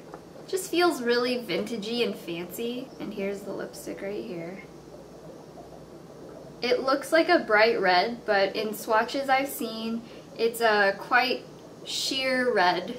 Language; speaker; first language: English; native; English